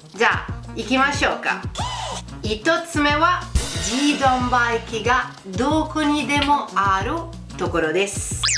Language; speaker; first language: Japanese; non-native, fluent; Italian